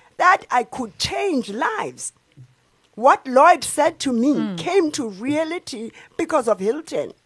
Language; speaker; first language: English; non-native, local second language; Xhosa